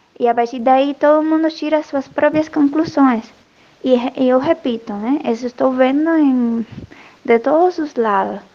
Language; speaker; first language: Portuguese; non-native, fluent; Spanish